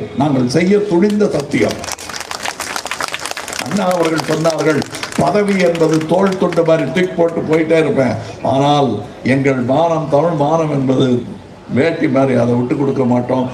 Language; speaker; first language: Tamil; native; Tamil